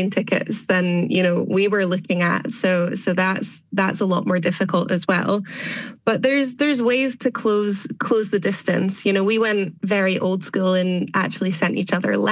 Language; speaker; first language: English; native; English